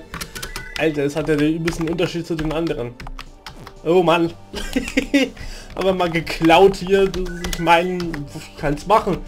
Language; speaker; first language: German; native; German